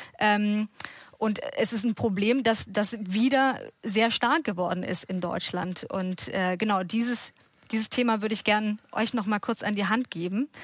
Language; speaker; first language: German; native; German